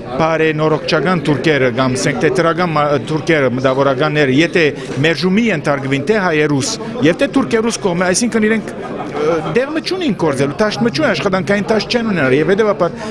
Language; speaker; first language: Armenian; native; Armenian